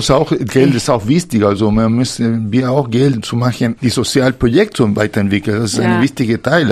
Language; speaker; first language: German; non-native, fluent; Spanish